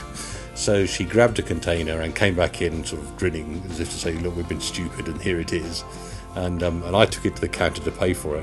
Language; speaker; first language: English; native; English